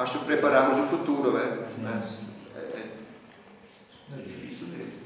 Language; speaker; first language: Portuguese; non-native, fluent; Dutch